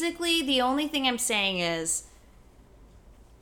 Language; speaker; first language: English; native; English